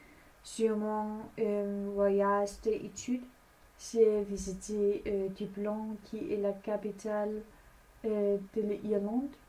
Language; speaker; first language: French; non-native, learner; Danish